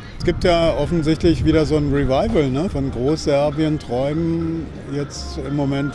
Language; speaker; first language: German; native; German